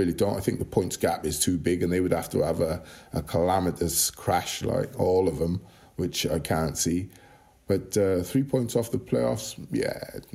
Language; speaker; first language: English; native; English